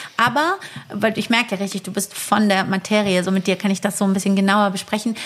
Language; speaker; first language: German; early bilingual, other home language; Persian